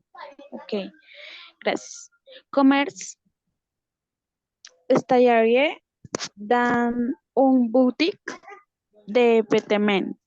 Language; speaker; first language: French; non-native, learner; Spanish